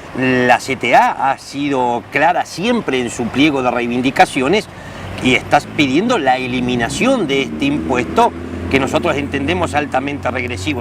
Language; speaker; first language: Spanish; native; Spanish